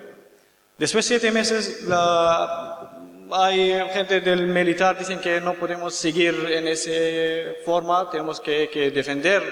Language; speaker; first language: Spanish; non-native, learner; Kurdish